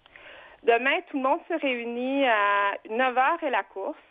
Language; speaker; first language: French; early bilingual, other home language; Vietnamese